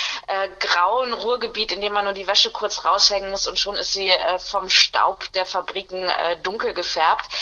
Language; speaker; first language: German; native; German